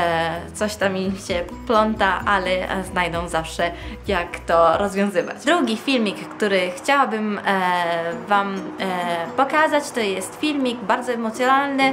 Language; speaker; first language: Polish; early bilingual, heritage; Polish